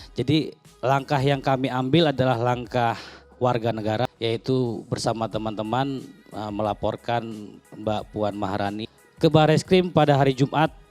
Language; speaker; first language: Indonesian; native; Indonesian